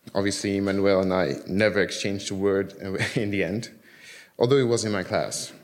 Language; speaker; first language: English; early bilingual, other home language; Dutch